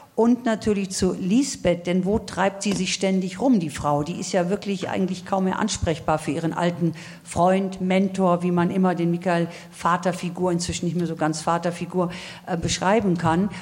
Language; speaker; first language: German; native; German